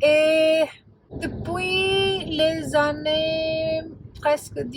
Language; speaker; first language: French; non-native, fluent; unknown